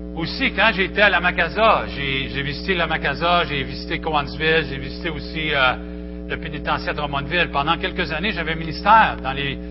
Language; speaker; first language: French; native; French